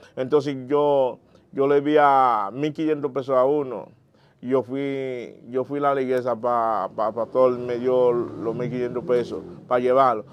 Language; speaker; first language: Spanish; non-native, learner; Haitian Creole